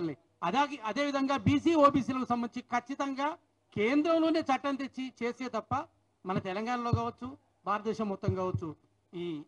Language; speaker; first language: Telugu; native; Telugu